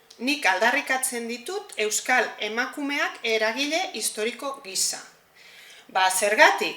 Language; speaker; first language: Basque; non-native, fluent; Catalan